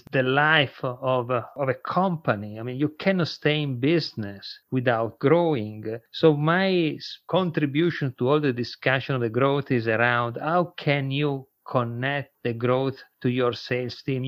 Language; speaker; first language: English; non-native, fluent; Italian